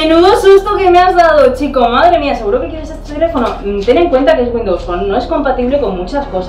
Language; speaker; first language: Spanish; native; Spanish